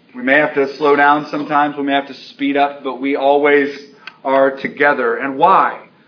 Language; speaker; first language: English; native; English